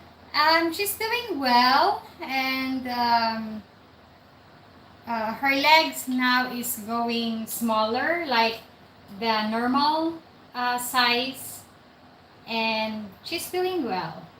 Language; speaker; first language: English; non-native, local second language; Cebuano